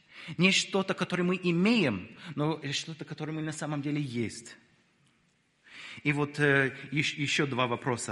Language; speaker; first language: Russian; non-native, fluent; English